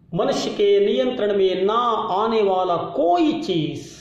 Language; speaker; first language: Hindi; non-native, local second language; Kannada